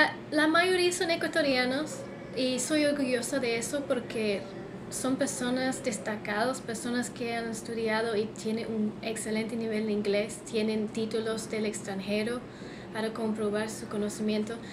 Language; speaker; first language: Spanish; non-native, fluent; English